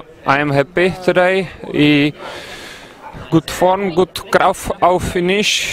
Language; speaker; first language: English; non-native, learner; Czech